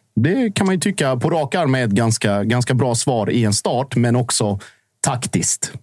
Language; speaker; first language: Swedish; native; Swedish